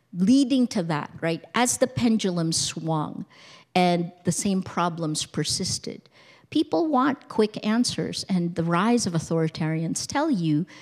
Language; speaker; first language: English; early bilingual, other home language; Filipino